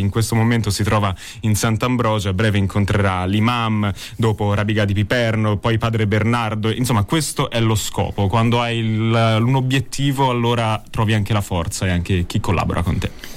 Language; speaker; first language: Italian; native; Italian